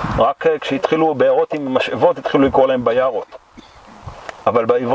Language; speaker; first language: Hebrew; native; Hebrew